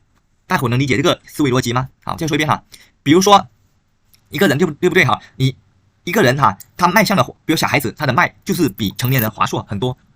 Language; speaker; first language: Chinese; native; Chinese